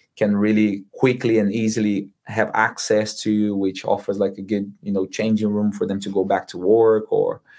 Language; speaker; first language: English; non-native, fluent; Portuguese